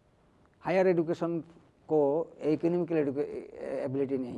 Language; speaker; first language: Hindi; non-native, learner; Bangla